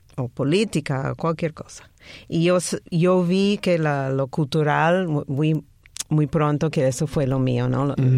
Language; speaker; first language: Spanish; non-native, fluent; English